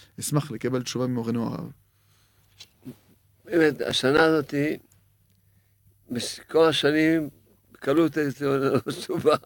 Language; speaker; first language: Hebrew; non-native, fluent; French